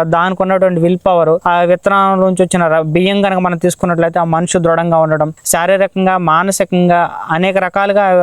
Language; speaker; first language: Telugu; native; Telugu